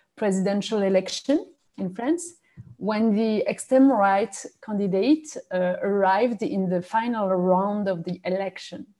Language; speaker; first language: English; non-native, fluent; French